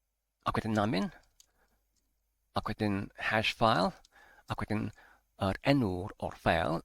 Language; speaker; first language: Welsh; non-native, learner; English